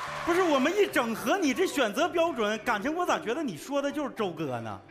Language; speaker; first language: Chinese; native; Chinese